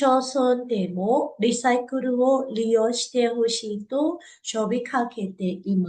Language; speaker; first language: Japanese; non-native, fluent; Burmese